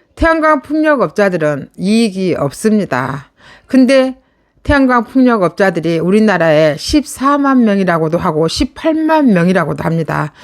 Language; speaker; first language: Korean; native; Korean